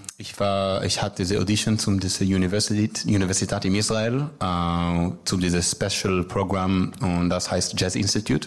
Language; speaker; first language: German; non-native, learner; Hebrew